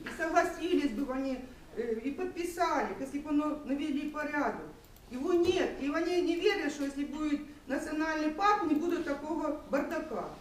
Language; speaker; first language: Russian; non-native, local second language; Ukrainian